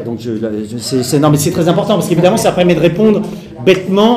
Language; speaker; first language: French; native; French